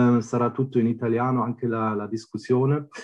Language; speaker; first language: Italian; non-native, fluent; German